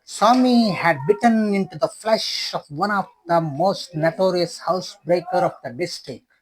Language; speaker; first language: English; non-native, local second language; Kannada